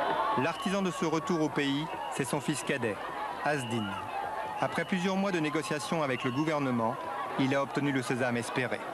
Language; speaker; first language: French; native; French